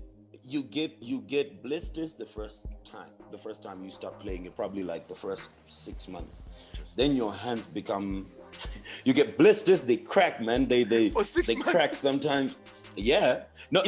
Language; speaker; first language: English; non-native, local second language; Shona